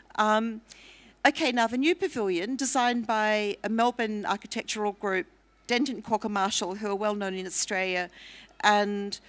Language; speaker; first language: English; native; English